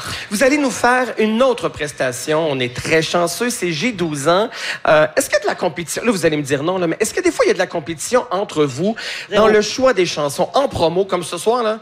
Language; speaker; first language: French; native; French